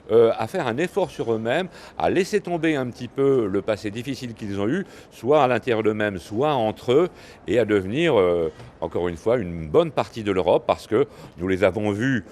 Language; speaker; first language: French; native; French